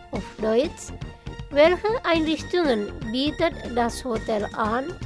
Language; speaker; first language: German; non-native, fluent; Indonesian